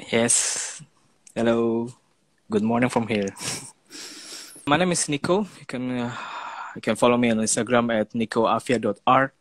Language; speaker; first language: English; non-native, fluent; Indonesian